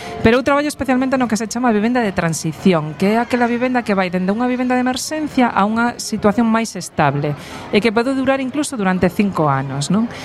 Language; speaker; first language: Galician; non-native, local second language; Spanish